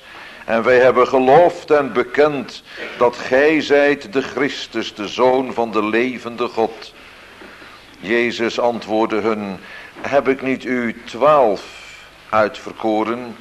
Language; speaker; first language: Dutch; native; Dutch